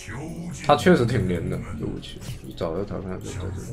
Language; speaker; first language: Chinese; native; Chinese